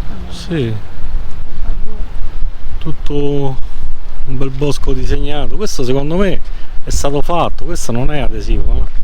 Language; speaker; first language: Italian; native; Italian